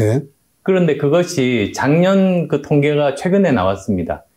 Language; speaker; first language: Korean; native; Korean